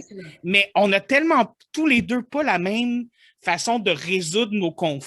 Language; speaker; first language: French; native; French